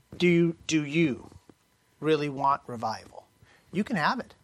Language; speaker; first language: English; native; English